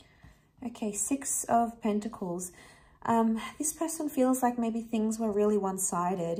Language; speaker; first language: English; native; English